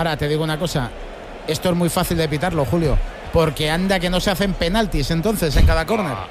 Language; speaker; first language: Spanish; native; Spanish